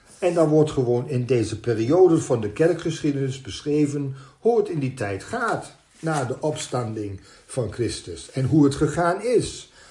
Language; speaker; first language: Dutch; non-native, fluent; German